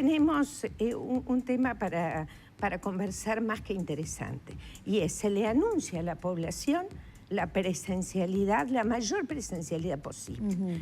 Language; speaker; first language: Spanish; native; Spanish